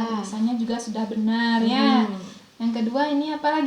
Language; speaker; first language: Indonesian; native; Indonesian